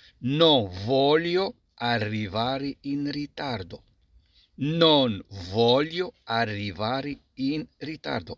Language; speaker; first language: Italian; non-native, fluent; Arabic